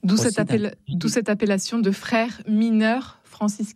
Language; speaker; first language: French; native; French